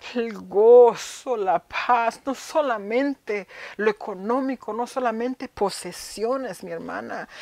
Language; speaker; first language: Spanish; early bilingual, heritage; Spanish